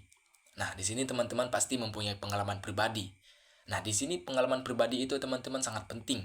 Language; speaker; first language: Indonesian; native; Indonesian